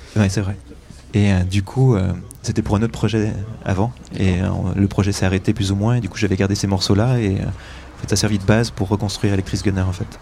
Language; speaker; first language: French; native; French